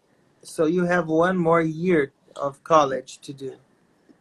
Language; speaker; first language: English; non-native, fluent; Portuguese